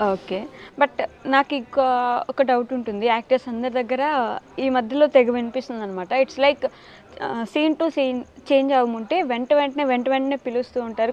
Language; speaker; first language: Telugu; native; Telugu